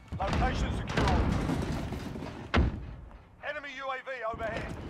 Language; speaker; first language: English; native; English